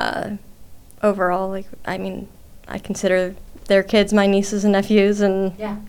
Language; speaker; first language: English; native; English